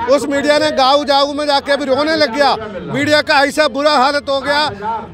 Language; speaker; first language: Hindi; non-native, local second language; Malayalam